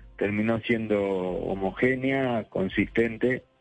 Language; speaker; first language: Spanish; native; Spanish